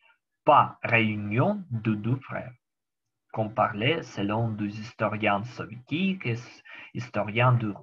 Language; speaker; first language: French; non-native, learner; Ukrainian